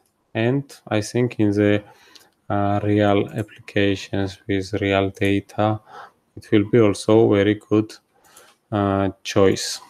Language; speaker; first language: English; non-native, fluent; Georgian